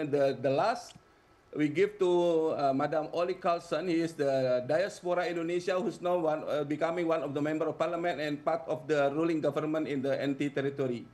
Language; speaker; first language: English; non-native, fluent; Indonesian